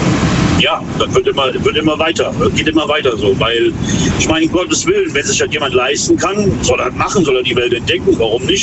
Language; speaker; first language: German; native; German